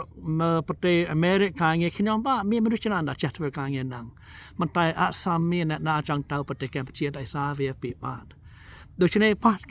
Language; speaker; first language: Khmer; non-native, fluent; English